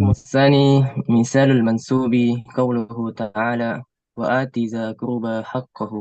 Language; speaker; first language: Arabic; non-native, learner; Indonesian